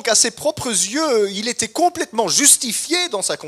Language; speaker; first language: French; native; French